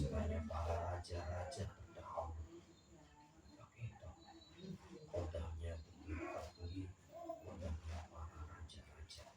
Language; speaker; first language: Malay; non-native, local second language; Javanese